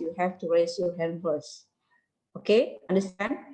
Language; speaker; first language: English; non-native, learner; Indonesian